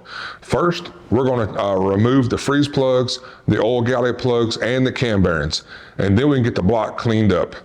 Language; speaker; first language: English; native; English